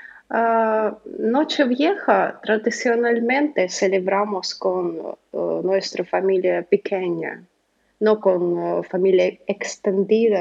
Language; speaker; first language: Spanish; non-native, learner; Russian